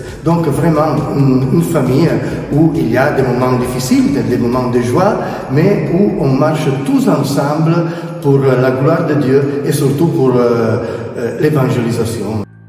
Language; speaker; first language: French; non-native, fluent; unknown